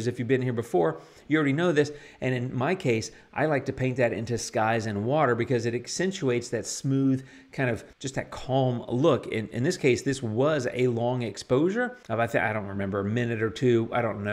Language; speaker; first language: English; native; English